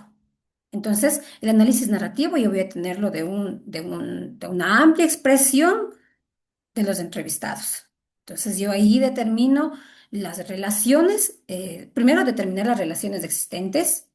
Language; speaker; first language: Spanish; native; Spanish